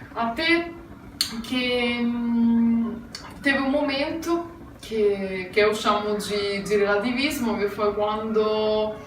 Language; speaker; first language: Portuguese; non-native, fluent; Italian